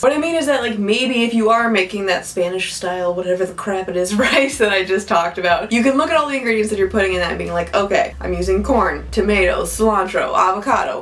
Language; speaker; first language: English; native; English